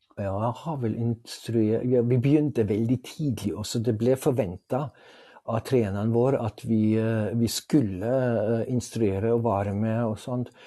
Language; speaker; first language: Norwegian; non-native, fluent; German